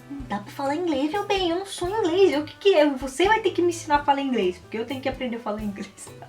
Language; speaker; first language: Portuguese; early bilingual, heritage; Portuguese